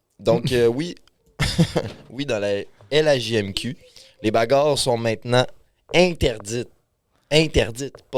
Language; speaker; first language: French; native; French